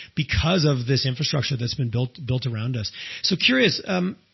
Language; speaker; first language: English; native; English